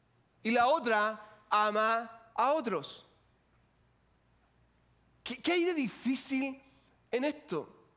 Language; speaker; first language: Spanish; native; Spanish